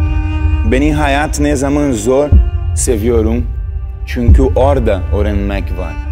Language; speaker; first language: Turkish; non-native, learner; Portuguese